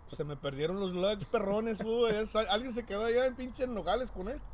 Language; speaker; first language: Spanish; early bilingual, heritage; Spanish